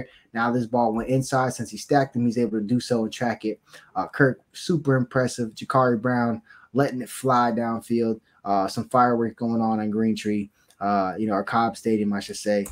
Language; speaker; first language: English; native; English